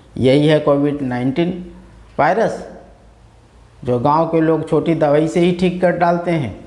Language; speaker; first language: Hindi; native; Hindi